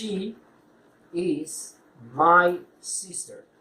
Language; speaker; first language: English; non-native, fluent; Spanish